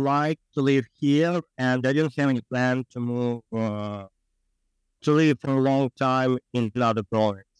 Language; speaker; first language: English; non-native, learner; Ukrainian